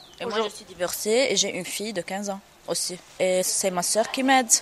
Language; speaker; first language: French; non-native, local second language; Arabic